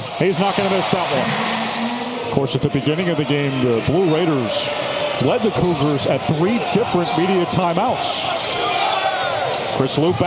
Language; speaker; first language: English; native; English